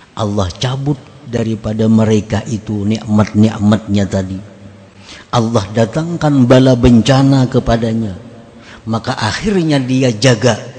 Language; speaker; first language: Indonesian; non-native, local second language; Banjar